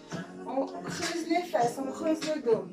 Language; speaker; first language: French; native; French